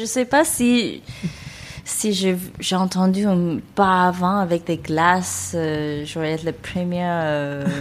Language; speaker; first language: French; non-native, learner; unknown